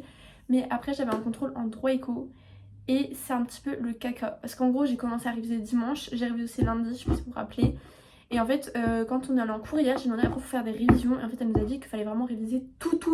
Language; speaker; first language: French; native; French